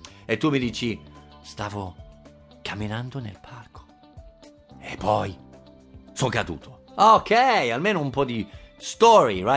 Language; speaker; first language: Italian; non-native, fluent; English